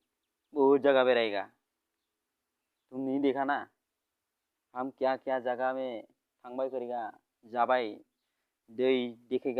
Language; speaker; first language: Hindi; non-native, local second language; Bodo